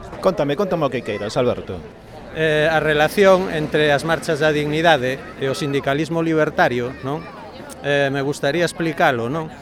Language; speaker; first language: Galician; non-native, local second language; Spanish